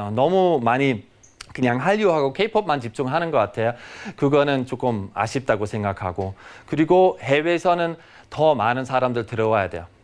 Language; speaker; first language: Korean; non-native, fluent; German